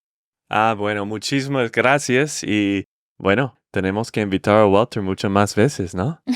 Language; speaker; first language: Spanish; non-native, fluent; English